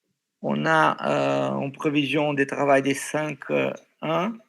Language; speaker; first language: French; non-native, fluent; Portuguese